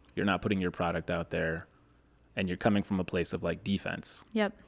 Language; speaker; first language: English; native; English